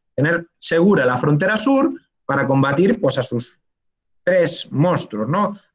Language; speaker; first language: Spanish; native; Spanish